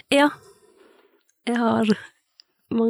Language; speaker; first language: Norwegian; early bilingual, other home language; Persian